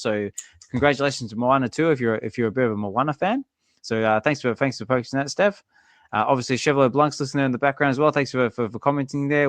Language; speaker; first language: English; native; English